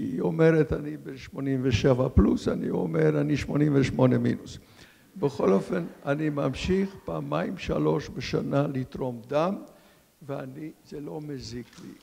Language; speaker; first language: Hebrew; non-native, fluent; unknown